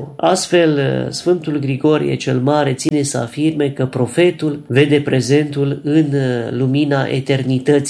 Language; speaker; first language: Romanian; native; Romanian